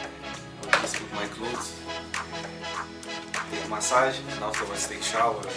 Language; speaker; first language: English; non-native, learner; Portuguese